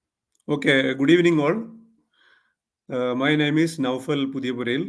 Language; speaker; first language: English; non-native, local second language; Malayalam